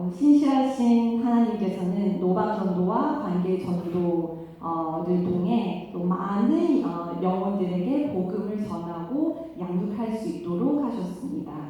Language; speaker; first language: Korean; non-native, fluent; Cantonese